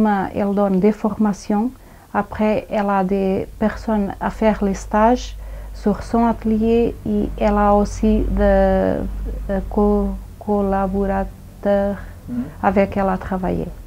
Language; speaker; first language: French; non-native, fluent; Portuguese